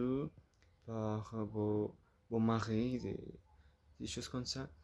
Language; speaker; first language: French; non-native, learner; Spanish